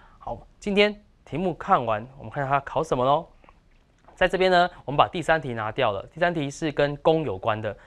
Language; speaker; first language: Chinese; native; Chinese